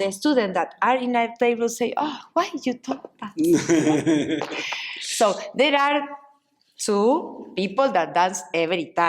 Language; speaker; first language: English; non-native, learner; Spanish